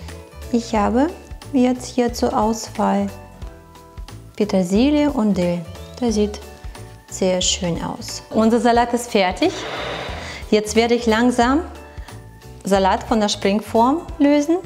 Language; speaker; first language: German; non-native, fluent; Russian